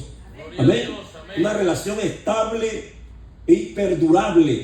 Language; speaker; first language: Spanish; native; Spanish